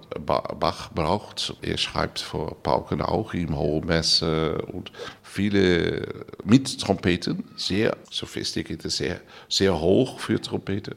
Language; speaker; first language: German; non-native, learner; Dutch